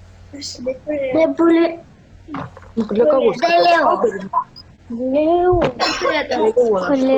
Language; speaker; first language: French; non-native, learner; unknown